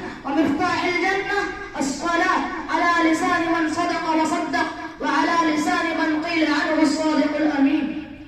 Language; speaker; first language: Arabic; non-native, fluent; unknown